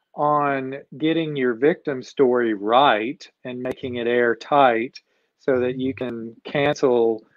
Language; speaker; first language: English; native; English